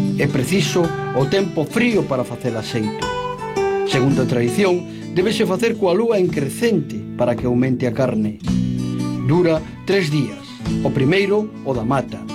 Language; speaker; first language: Galician; native; Galician